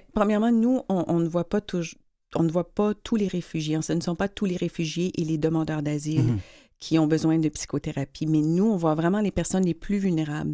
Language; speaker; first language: French; native; French